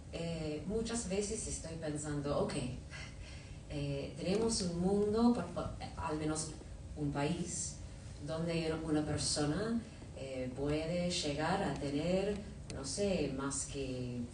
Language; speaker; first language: Spanish; non-native, fluent; English